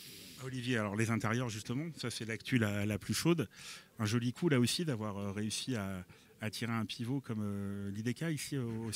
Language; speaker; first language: French; native; French